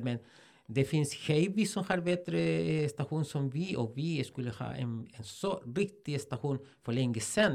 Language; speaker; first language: Swedish; non-native, fluent; Spanish